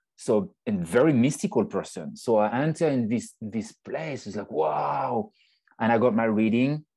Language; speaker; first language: English; non-native, fluent; French